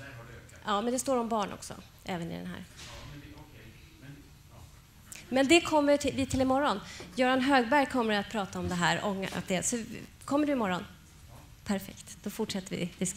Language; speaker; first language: Swedish; native; Swedish